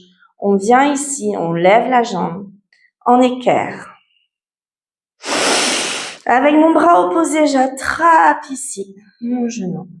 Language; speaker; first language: French; native; French